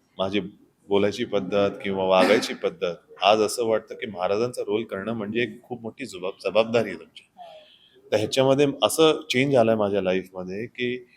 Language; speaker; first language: Marathi; non-native, local second language; Hindi